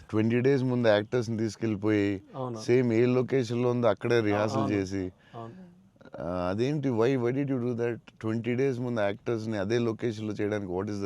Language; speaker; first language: Telugu; native; Telugu